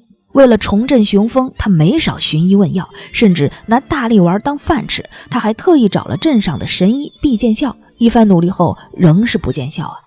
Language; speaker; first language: Chinese; native; Chinese